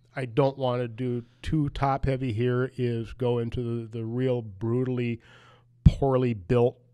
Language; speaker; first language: English; native; English